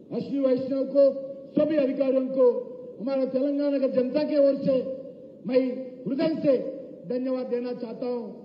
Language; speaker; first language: Hindi; non-native, local second language; Telugu